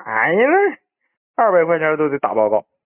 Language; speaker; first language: Chinese; native; Chinese